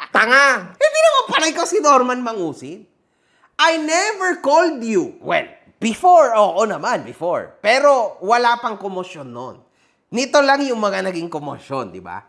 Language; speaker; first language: Filipino; native; Filipino